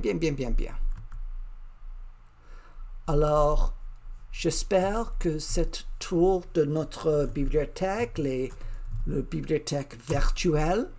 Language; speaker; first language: French; non-native, learner; English